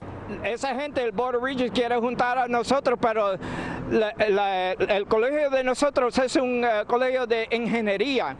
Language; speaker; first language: Spanish; early bilingual, heritage; Spanish